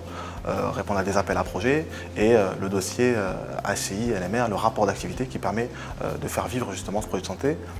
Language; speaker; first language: French; native; French